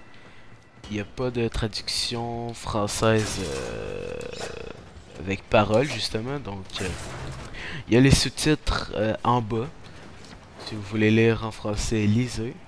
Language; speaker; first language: French; native; French